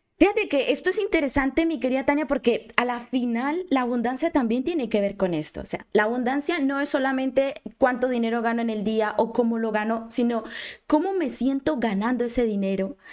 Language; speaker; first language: Spanish; native; Spanish